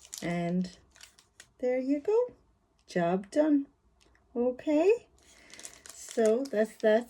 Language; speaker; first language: English; native; English